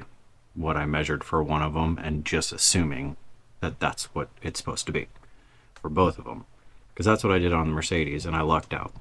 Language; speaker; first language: English; native; English